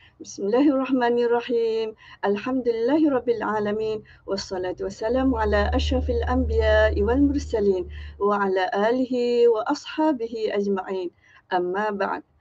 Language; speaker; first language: Arabic; non-native, fluent; Malay